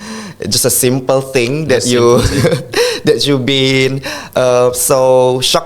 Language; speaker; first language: English; non-native, fluent; Indonesian